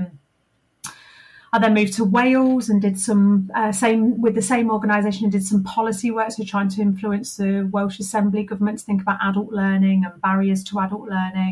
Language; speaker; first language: English; native; English